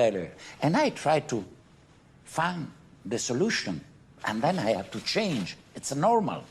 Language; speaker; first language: English; non-native, fluent; Italian